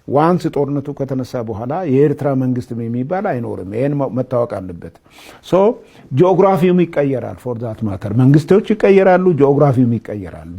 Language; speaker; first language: Amharic; non-native, local second language; Oromo